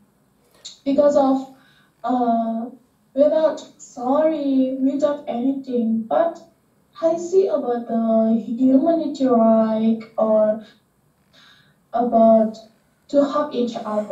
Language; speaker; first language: English; non-native, learner; Indonesian